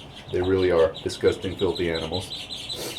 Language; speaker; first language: English; native; English